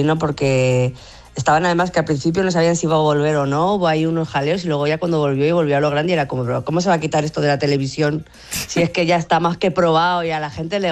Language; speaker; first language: Spanish; native; Spanish